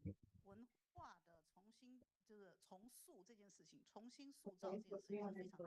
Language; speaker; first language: Chinese; native; Chinese